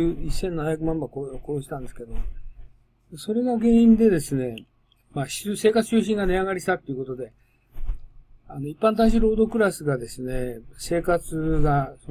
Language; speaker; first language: Japanese; native; Japanese